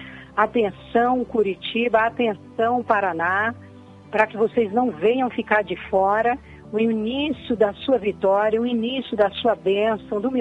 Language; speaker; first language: Portuguese; native; Portuguese